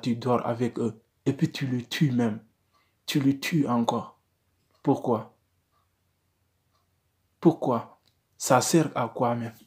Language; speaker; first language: French; non-native, learner; Wolof